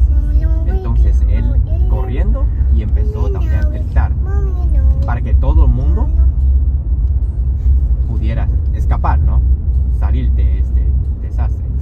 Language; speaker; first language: Spanish; non-native, fluent; Chinese